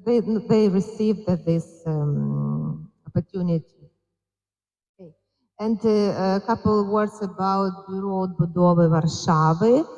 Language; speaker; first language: English; non-native, fluent; Ukrainian